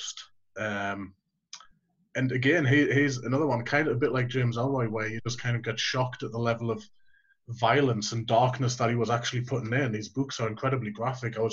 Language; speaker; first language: English; native; English